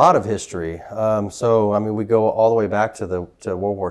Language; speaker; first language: English; native; English